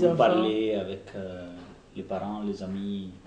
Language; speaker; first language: French; non-native, learner; Italian